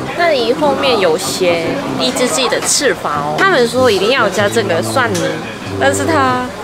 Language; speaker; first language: Chinese; non-native, fluent; Korean